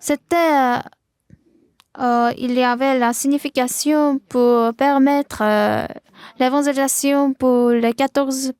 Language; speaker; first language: French; non-native, learner; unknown